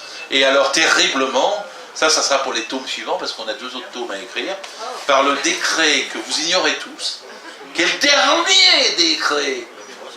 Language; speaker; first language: French; native; French